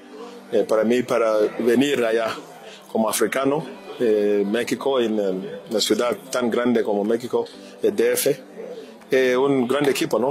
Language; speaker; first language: Spanish; non-native, fluent; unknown